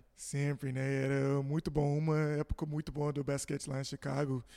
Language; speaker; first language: Portuguese; non-native, fluent; English